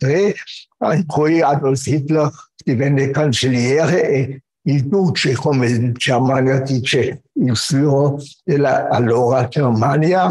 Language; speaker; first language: Italian; non-native, fluent; German